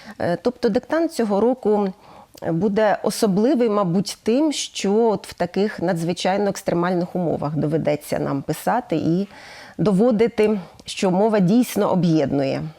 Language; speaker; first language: Ukrainian; native; Ukrainian